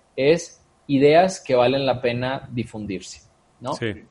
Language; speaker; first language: Spanish; native; Spanish